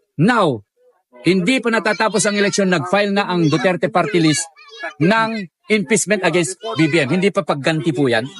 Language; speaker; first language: Filipino; non-native, local second language; Iloko